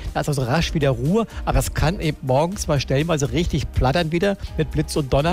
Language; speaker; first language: German; native; German